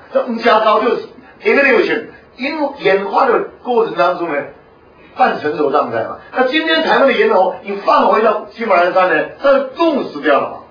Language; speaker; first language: Chinese; non-native, local second language; Hakka Chinese